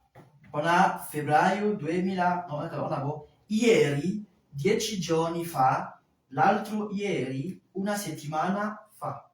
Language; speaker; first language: Italian; non-native, fluent; French